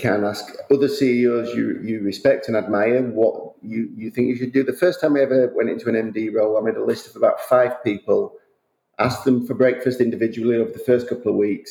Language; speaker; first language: English; native; English